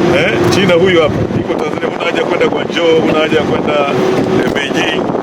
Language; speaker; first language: Swahili; native; Swahili